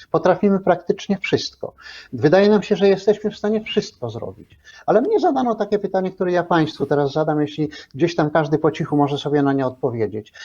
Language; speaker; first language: Polish; native; Polish